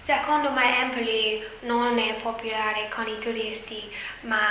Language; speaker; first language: Italian; non-native, learner; English